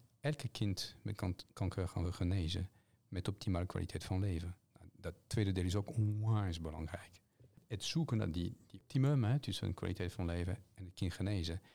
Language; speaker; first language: Dutch; non-native, fluent; French